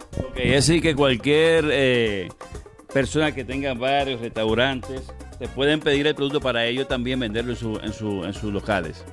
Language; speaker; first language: Spanish; native; Spanish